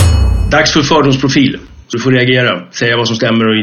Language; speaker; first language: Swedish; native; Swedish